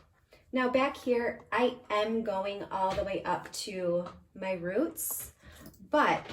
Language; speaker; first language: English; native; English